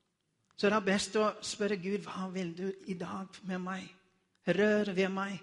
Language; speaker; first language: Norwegian; non-native, learner; Afrikaans